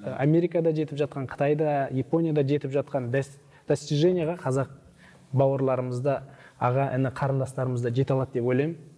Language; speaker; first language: Kazakh; non-native, local second language; Uzbek